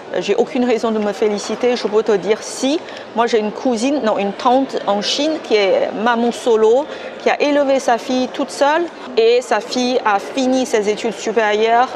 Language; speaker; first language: French; non-native, fluent; Chinese